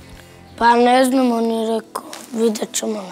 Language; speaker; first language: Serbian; non-native, local second language; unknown